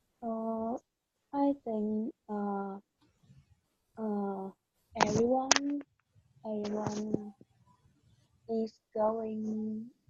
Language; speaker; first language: English; non-native, learner; Vietnamese